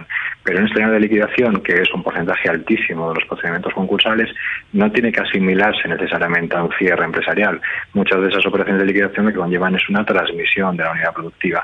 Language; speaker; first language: Spanish; native; Spanish